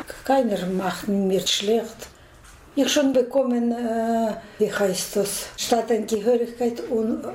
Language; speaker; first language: German; non-native, learner; Russian